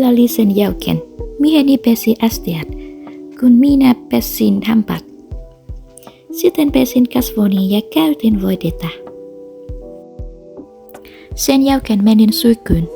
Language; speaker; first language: Finnish; non-native, learner; Vietnamese